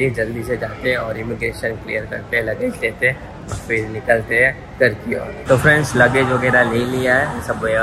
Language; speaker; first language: Hindi; non-native, local second language; Gujarati